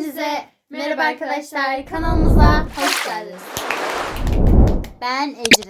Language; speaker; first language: Turkish; native; Turkish